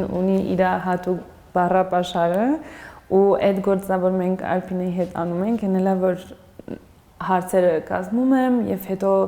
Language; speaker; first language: Armenian; non-native, fluent; Spanish